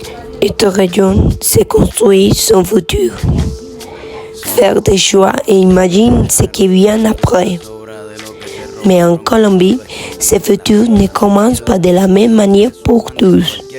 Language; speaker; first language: French; non-native, learner; Spanish